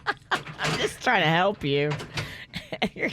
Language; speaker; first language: English; native; English